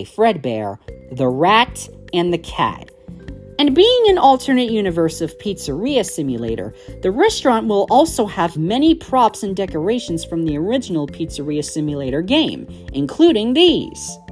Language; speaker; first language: English; native; English